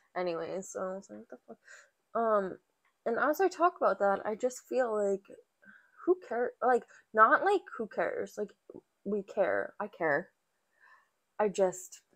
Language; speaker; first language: English; native; English